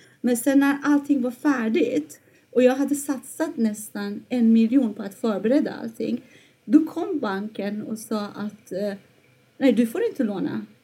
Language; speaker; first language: Swedish; non-native, fluent; Persian